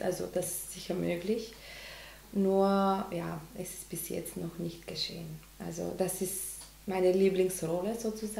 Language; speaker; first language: German; non-native, learner; Macedonian